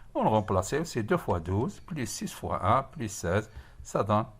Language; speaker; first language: French; non-native, local second language; Arabic